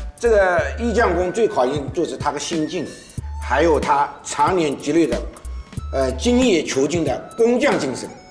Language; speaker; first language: Chinese; native; Chinese